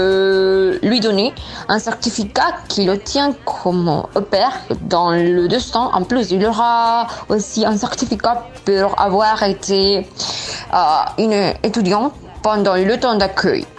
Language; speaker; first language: French; non-native, learner; Spanish